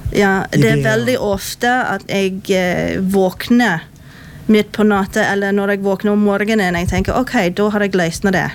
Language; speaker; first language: Norwegian; non-native, fluent; English